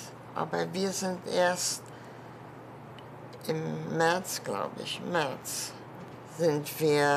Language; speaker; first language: German; early bilingual, other home language; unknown